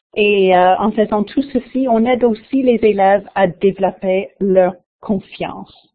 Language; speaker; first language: French; non-native, local second language; English